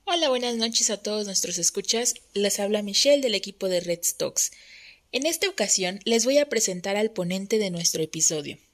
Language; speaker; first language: Spanish; native; Spanish